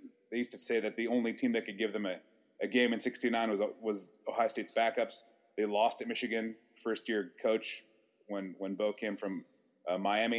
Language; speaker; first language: English; native; English